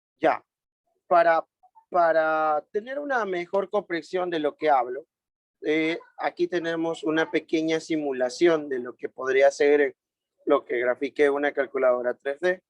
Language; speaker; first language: Spanish; native; Spanish